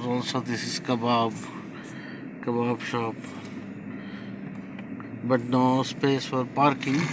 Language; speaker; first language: English; non-native, fluent; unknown